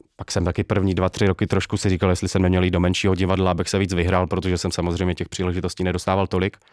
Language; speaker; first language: Czech; native; Czech